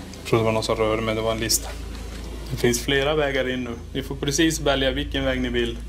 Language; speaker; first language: Swedish; native; Swedish